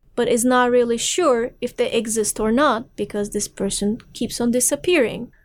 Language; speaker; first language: English; non-native, fluent; Turkish